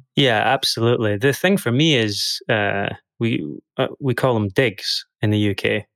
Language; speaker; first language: English; native; English